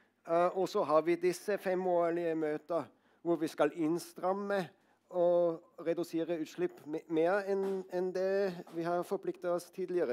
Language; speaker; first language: Norwegian; non-native, fluent; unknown